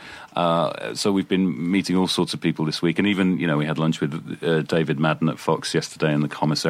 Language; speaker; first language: English; native; English